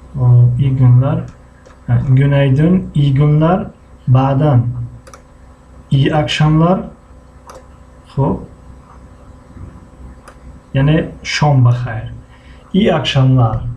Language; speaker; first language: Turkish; non-native, fluent; Tajik